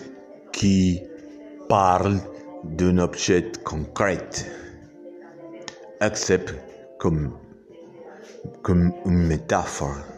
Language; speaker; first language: French; non-native, learner; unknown